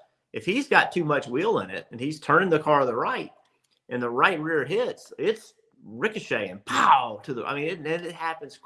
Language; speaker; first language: English; native; English